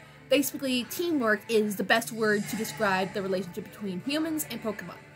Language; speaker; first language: English; native; English